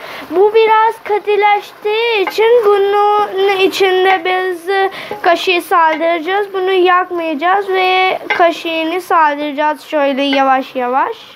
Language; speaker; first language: Turkish; non-native, learner; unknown